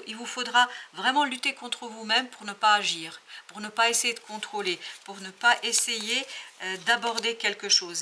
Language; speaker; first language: French; native; French